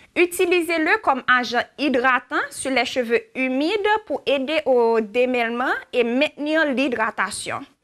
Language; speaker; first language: French; native; French